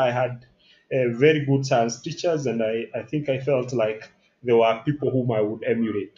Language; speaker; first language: English; non-native, local second language; Kikuyu